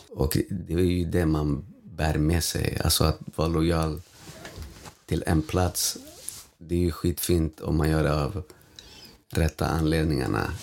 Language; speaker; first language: Swedish; native; Swedish